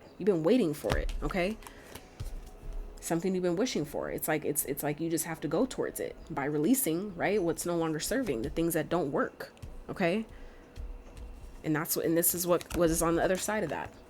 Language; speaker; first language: English; native; English